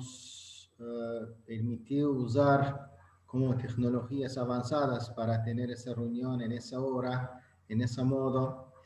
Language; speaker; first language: Spanish; non-native, fluent; Azerbaijani